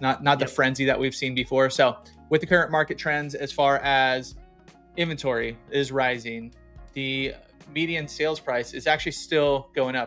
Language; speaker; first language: English; native; English